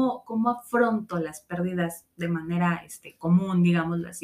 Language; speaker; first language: Spanish; native; Spanish